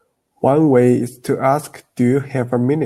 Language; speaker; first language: English; non-native, learner; Chinese